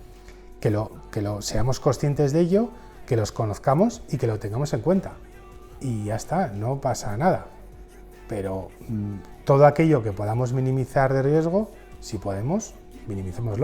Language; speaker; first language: Spanish; native; Spanish